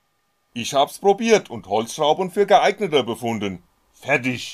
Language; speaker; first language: German; native; German